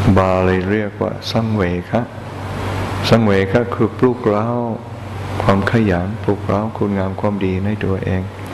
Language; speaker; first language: Thai; non-native, fluent; English